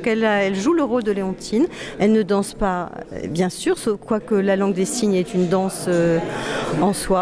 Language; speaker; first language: French; native; French